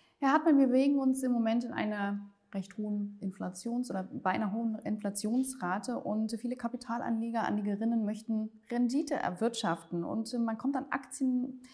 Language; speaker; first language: German; native; German